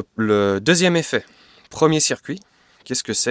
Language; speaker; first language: French; native; French